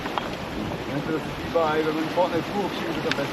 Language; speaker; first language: German; native; German